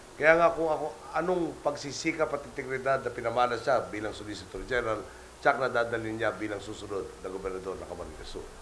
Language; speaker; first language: Filipino; native; Filipino